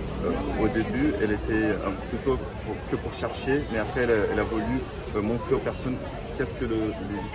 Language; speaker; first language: French; non-native, fluent; Portuguese